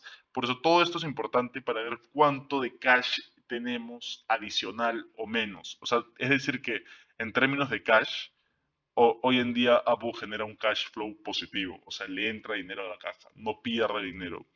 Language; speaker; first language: Spanish; native; Spanish